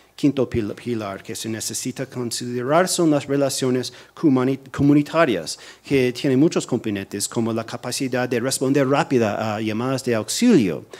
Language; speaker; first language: Spanish; non-native, fluent; English